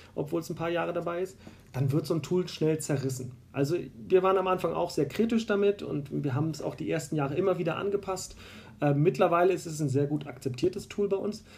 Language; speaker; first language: German; native; German